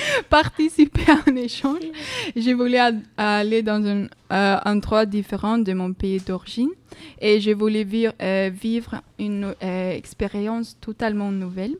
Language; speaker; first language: French; non-native, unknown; Swedish